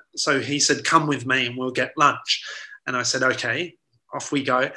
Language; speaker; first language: English; early bilingual, other home language; Italian